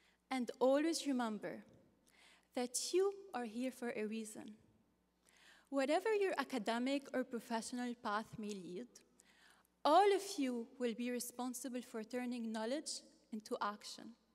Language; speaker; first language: English; non-native, fluent; Arabic